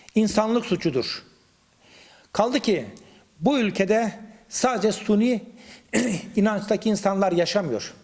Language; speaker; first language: Turkish; native; Turkish